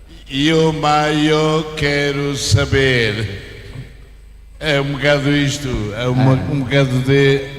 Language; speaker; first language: Portuguese; non-native, learner; Malay